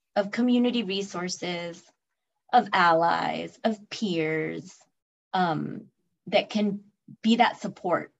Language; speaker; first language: English; early bilingual, other home language; Spanish